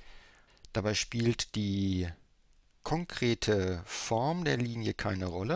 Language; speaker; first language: German; native; German